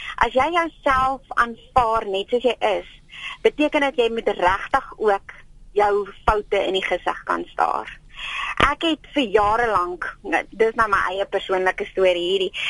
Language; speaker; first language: Afrikaans; native; Afrikaans